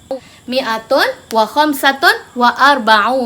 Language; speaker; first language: Arabic; non-native, fluent; Malay